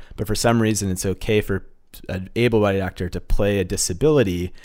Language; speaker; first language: English; native; English